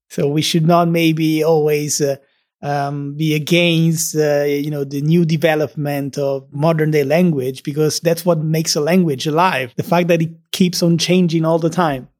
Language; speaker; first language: English; non-native, fluent; Italian